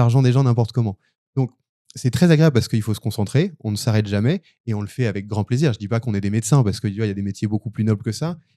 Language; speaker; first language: French; native; French